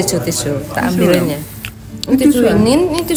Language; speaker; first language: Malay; non-native, local second language; Javanese